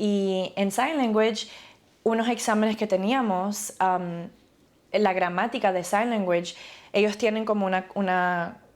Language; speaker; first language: Spanish; early bilingual, other home language; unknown